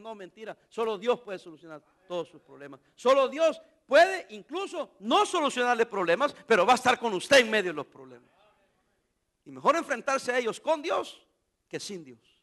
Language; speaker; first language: Spanish; native; Spanish